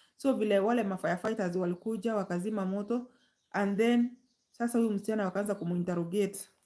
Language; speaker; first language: Swahili; non-native, local second language; Gusii